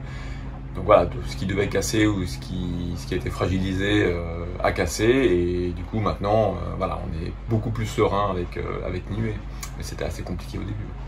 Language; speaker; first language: French; native; French